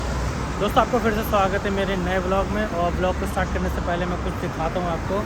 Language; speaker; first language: Hindi; native; Hindi